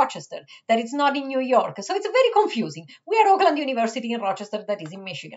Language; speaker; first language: English; non-native, fluent; Italian